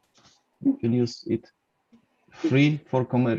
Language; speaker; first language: English; non-native, fluent; Polish